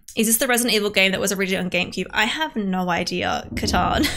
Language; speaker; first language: English; native; English